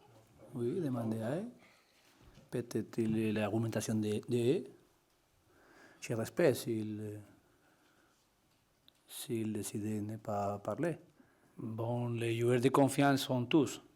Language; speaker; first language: French; non-native, learner; Spanish